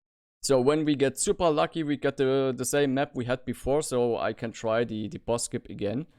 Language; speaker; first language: English; non-native, fluent; German